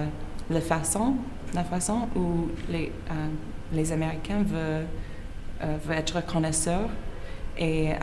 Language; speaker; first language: French; non-native, learner; English